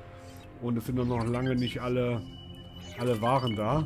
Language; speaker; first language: German; native; German